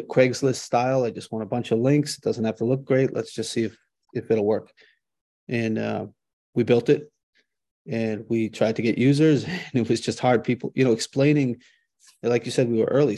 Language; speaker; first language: English; native; English